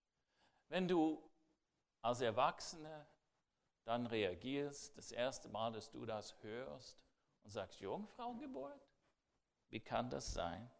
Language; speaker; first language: German; non-native, fluent; English